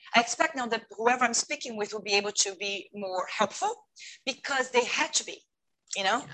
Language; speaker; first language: English; non-native, fluent; Portuguese